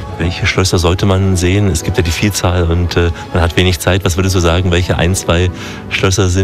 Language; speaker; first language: German; native; German